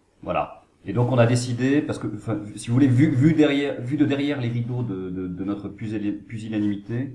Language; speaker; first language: French; native; French